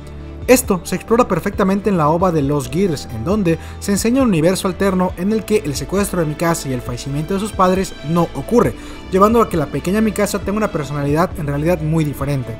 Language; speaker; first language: Spanish; native; Spanish